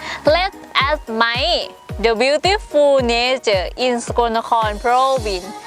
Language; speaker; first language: English; non-native, learner; Thai